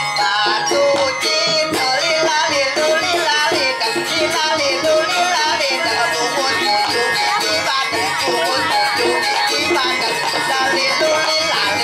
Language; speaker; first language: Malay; non-native, local second language; Balinese